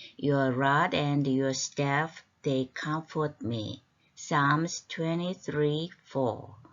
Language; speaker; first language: English; non-native, fluent; Korean